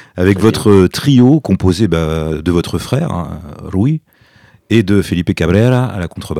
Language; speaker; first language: French; native; French